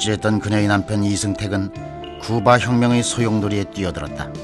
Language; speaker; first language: Korean; native; Korean